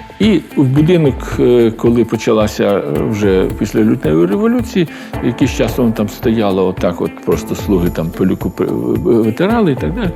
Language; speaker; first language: Ukrainian; native; Ukrainian